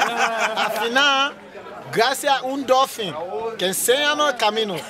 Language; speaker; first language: Spanish; non-native, learner; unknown